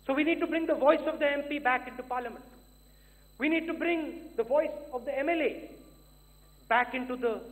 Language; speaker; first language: English; non-native, local second language; Hindi